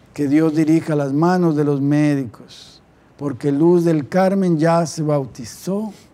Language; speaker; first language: Spanish; native; Spanish